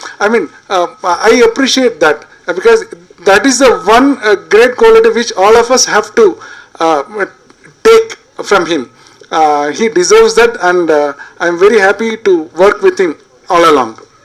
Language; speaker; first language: English; non-native, local second language; Tamil